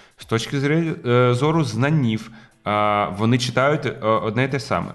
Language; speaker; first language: Ukrainian; non-native, local second language; Russian